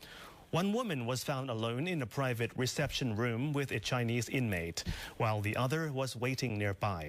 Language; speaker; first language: English; non-native, fluent; Thai